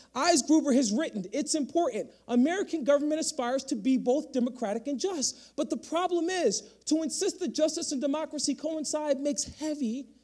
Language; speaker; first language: English; native; English